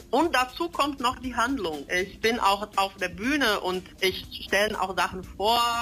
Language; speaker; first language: German; non-native, fluent; Portuguese